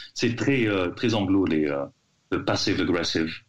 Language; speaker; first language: French; early bilingual, heritage; Spanish